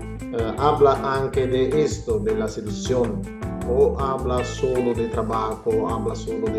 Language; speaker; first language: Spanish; non-native, learner; Italian